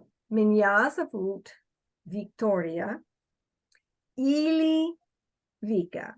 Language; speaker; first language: Russian; non-native, fluent; English